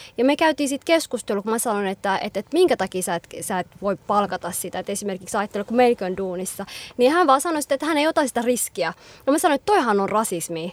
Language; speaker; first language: Finnish; early bilingual, other home language; Somali